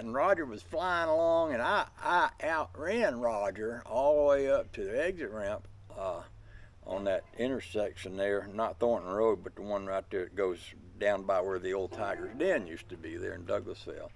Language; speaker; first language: English; native; English